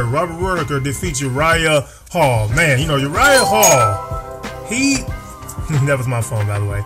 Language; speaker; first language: English; native; English